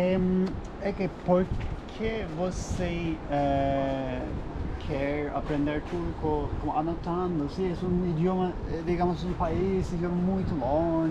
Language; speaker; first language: Portuguese; non-native, learner; Turkish